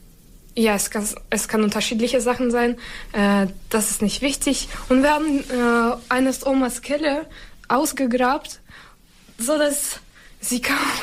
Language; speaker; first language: German; non-native, learner; Ukrainian